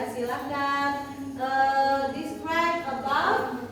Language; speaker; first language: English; non-native, learner; Indonesian